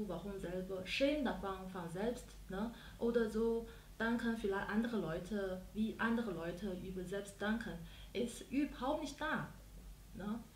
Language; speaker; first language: German; non-native, fluent; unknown